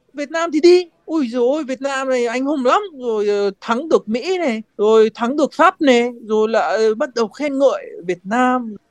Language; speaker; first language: Vietnamese; non-native, fluent; Arabic